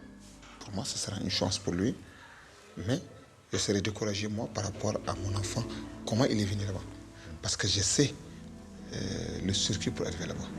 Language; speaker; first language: French; non-native, local second language; Fula